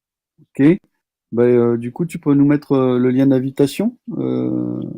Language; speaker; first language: French; native; French